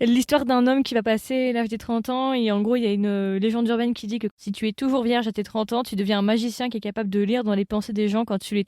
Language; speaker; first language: French; native; French